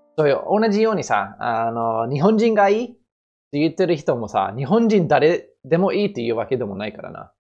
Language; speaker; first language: Japanese; non-native, fluent; English